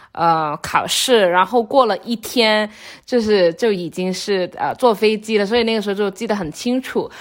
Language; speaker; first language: Chinese; non-native, local second language; Cantonese